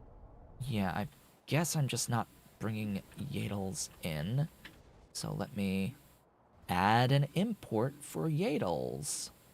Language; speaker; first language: English; native; English